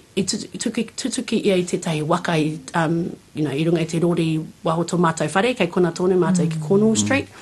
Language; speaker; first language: Māori; non-native, local second language; English